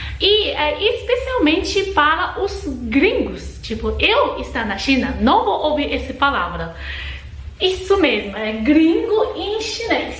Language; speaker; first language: Portuguese; non-native, fluent; Chinese